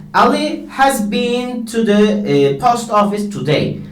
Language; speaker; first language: English; non-native, fluent; Turkish